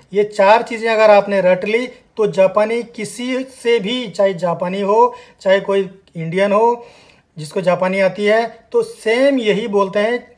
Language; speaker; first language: Hindi; native; Hindi